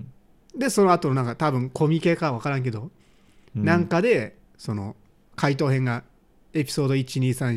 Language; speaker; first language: Japanese; native; Japanese